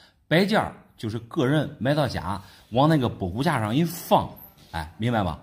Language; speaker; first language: Chinese; native; Chinese